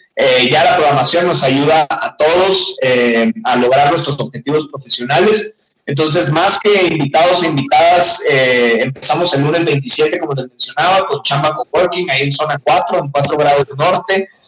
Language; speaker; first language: Spanish; native; Spanish